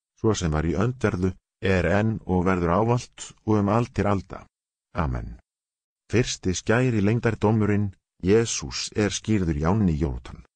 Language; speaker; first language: Icelandic; non-native, learner; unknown